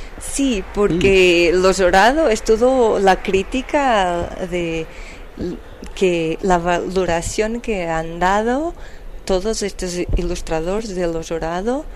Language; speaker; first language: Spanish; non-native, fluent; Portuguese